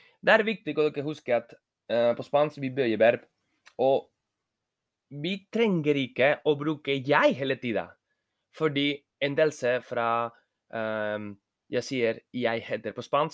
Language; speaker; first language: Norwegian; non-native, learner; Spanish